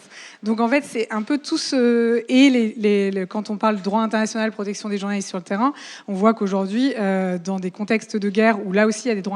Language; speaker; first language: French; native; French